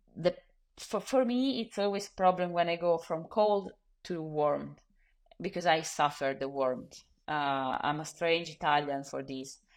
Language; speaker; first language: English; non-native, fluent; Italian